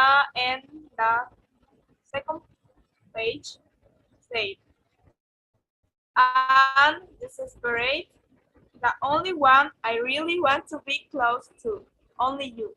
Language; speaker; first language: English; non-native, learner; Spanish